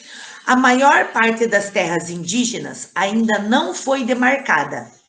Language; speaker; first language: Portuguese; native; Portuguese